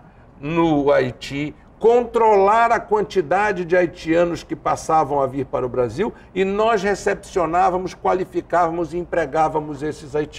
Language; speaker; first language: Portuguese; native; Portuguese